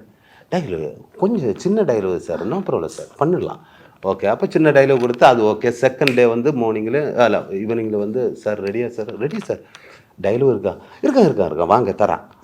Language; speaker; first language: Tamil; non-native, learner; Malayalam